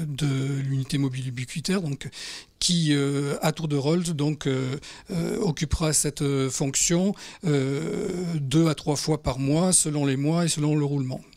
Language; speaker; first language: French; native; French